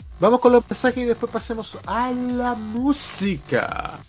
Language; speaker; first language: Spanish; native; Spanish